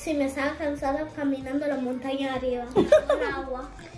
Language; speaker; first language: Spanish; early bilingual, heritage; Spanish